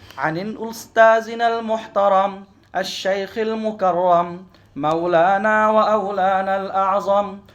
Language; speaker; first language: Arabic; non-native, fluent; Bangla